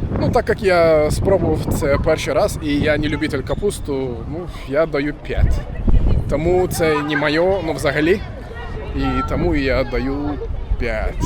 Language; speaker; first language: Ukrainian; non-native, fluent; Turkish